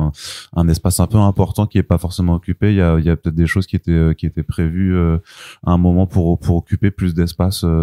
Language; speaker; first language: French; native; French